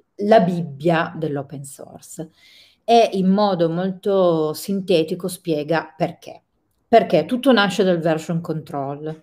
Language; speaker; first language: Italian; native; Italian